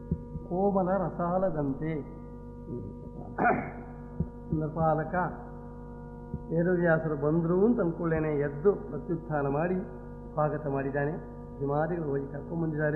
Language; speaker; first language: Kannada; native; Kannada